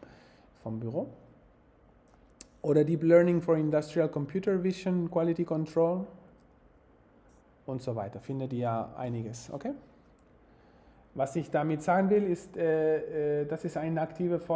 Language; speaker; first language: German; non-native, fluent; Spanish